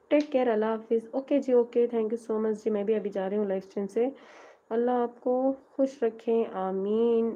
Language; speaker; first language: Hindi; non-native, local second language; Urdu